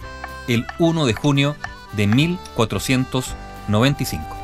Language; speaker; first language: Spanish; native; Spanish